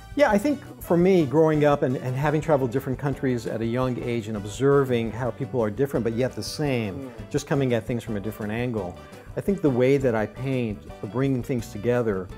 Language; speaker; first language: English; non-native, fluent; Arabic